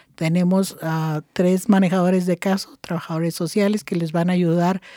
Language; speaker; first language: Spanish; native; Spanish